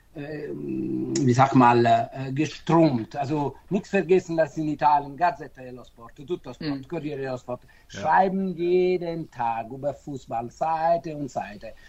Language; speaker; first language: German; non-native, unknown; Italian